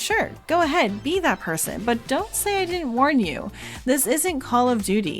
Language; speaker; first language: English; native; English